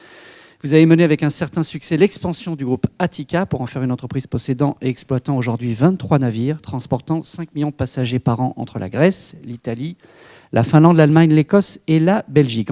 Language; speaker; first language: French; native; French